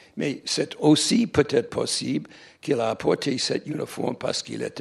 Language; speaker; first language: French; non-native, fluent; English